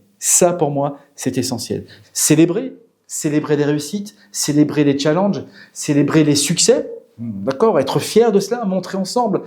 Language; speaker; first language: French; native; French